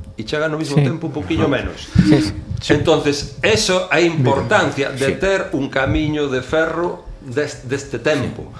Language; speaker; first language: Galician; native; Galician